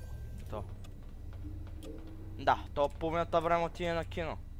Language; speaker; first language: Bulgarian; native; Bulgarian